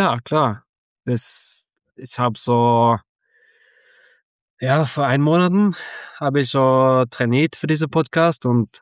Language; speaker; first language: German; non-native, learner; Norwegian